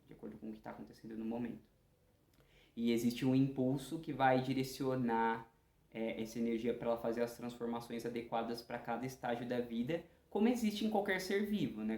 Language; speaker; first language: Portuguese; native; Portuguese